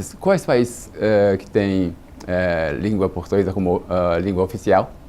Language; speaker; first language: Portuguese; non-native, fluent; Japanese